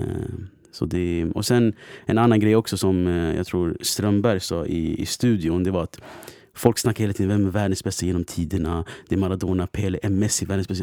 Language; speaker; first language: Swedish; native; Swedish